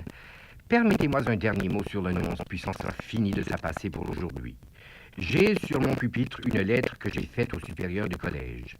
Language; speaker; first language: French; native; French